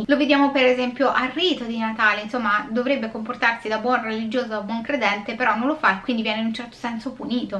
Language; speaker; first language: Italian; native; Italian